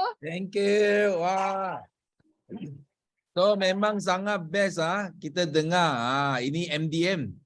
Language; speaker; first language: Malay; non-native, local second language; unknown